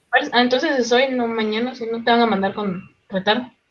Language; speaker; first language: Spanish; native; Spanish